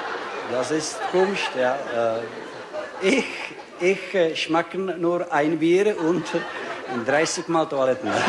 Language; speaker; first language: German; non-native, learner; Czech